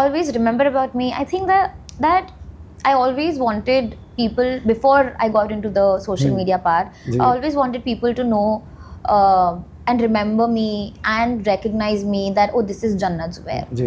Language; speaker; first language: English; non-native, local second language; Hindi